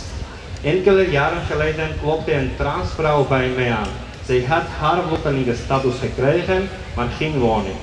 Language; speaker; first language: Dutch; non-native, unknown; Georgian